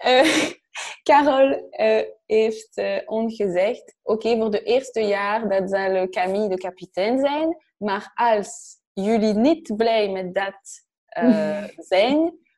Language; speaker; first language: Dutch; non-native, learner; French